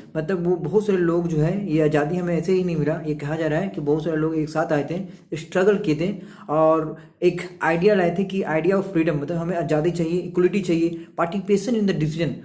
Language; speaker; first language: Hindi; native; Hindi